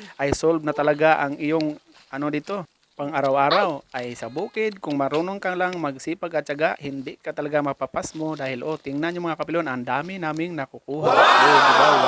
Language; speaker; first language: Filipino; non-native, local second language; Cebuano